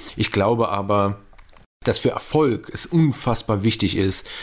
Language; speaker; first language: German; native; German